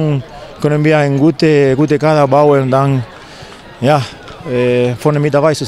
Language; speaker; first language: German; non-native, fluent; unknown